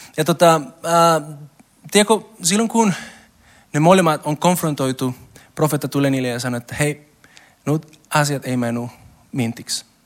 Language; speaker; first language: Finnish; non-native, learner; Spanish